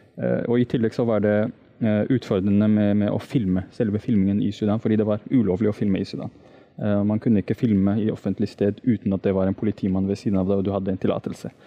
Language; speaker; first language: Norwegian; non-native, fluent; Arabic